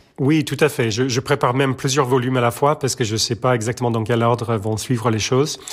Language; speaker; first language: French; non-native, fluent; Serbian